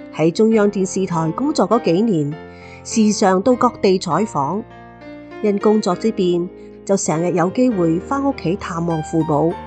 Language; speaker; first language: Chinese; non-native, local second language; Cantonese